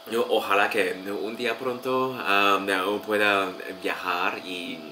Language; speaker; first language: Spanish; non-native, learner; Filipino